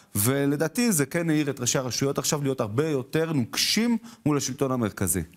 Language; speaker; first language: Hebrew; native; Hebrew